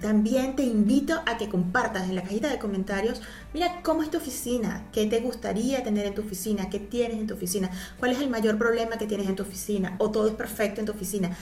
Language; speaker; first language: Spanish; native; Spanish